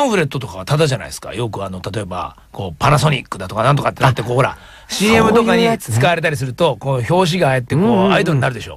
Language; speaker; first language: Japanese; native; Japanese